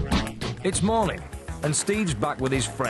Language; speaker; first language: English; native; English